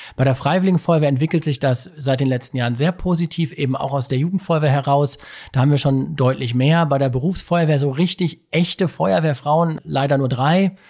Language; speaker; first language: German; native; German